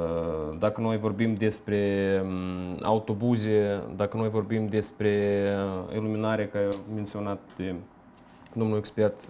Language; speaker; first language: Romanian; non-native, local second language; Russian